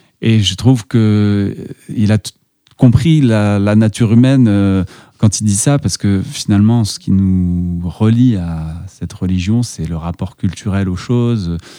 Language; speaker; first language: French; native; French